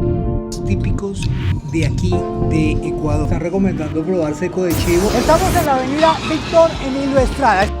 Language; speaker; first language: Spanish; native; Spanish